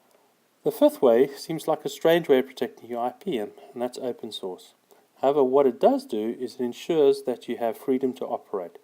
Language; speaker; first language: English; native; English